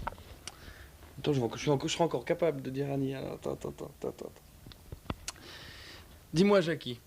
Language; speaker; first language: French; native; French